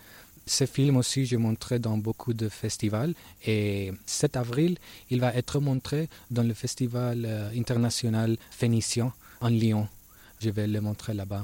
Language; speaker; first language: French; non-native, learner; Spanish